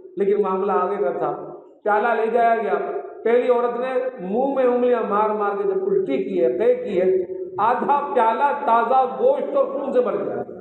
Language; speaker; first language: Urdu; non-native, local second language; Sindhi